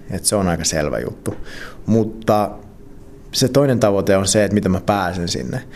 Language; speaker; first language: Finnish; non-native, local second language; Swedish